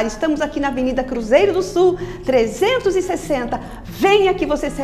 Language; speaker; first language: Portuguese; native; Portuguese